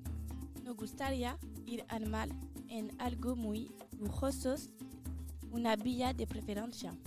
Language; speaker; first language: Spanish; non-native, learner; French